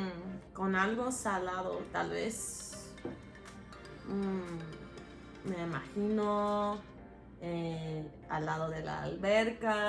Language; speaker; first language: Spanish; non-native, fluent; English